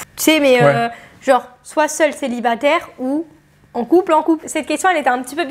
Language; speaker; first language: French; native; French